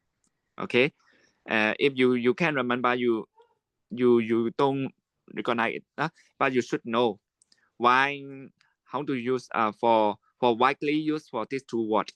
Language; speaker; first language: English; non-native, learner; Shan